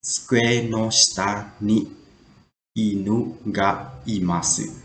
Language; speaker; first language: Japanese; non-native, fluent; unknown